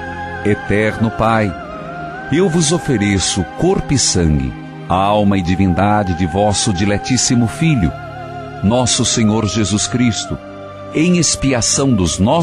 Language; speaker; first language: Portuguese; native; Portuguese